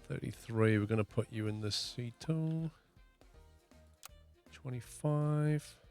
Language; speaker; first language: English; native; English